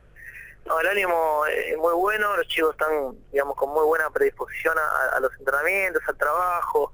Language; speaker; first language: Spanish; native; Spanish